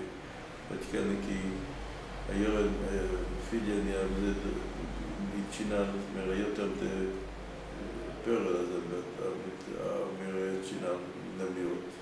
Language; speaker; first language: Hungarian; early bilingual, heritage; Hungarian